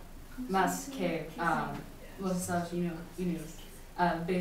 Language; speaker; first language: Spanish; non-native, learner; English